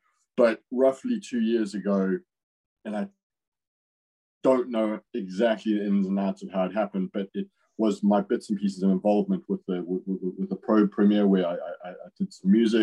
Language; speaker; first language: English; native; English